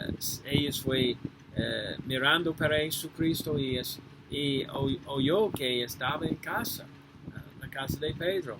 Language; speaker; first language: Spanish; non-native, fluent; English